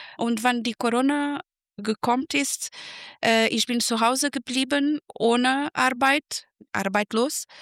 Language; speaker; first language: German; non-native, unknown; Portuguese